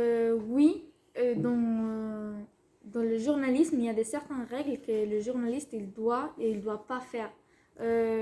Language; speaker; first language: French; non-native, fluent; Spanish